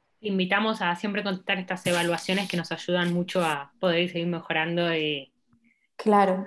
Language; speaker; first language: Spanish; native; Spanish